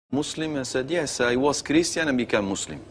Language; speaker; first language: English; non-native, learner; Italian